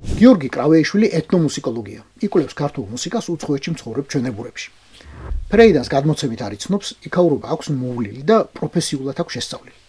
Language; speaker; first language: Georgian; native; Georgian